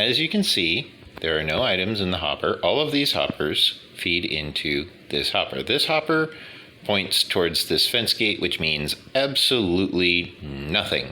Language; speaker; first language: English; native; English